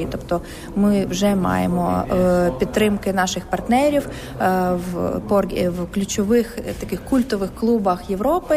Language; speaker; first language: Ukrainian; native; Ukrainian